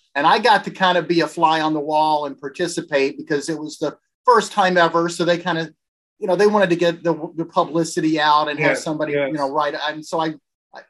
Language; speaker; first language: English; native; English